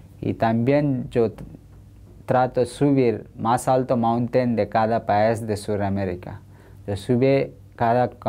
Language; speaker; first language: Spanish; non-native, learner; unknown